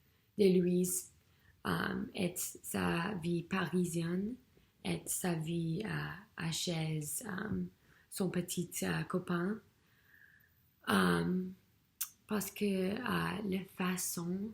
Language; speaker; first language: French; non-native, learner; English